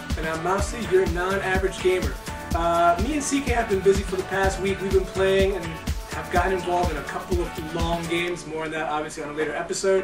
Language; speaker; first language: English; native; English